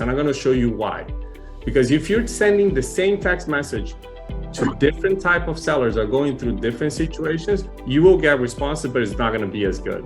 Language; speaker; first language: English; non-native, fluent; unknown